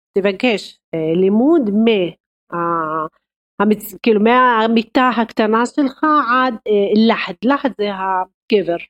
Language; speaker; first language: Hebrew; non-native, local second language; Arabic